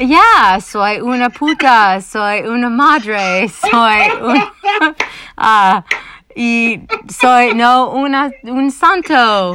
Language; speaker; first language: Spanish; non-native, learner; English